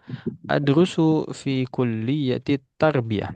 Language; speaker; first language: Arabic; non-native, fluent; Indonesian